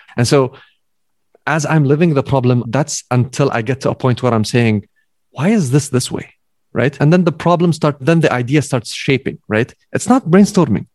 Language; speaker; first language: English; non-native, fluent; Arabic